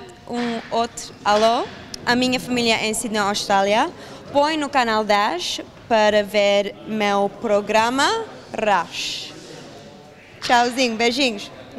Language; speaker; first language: Portuguese; early bilingual, heritage; Portuguese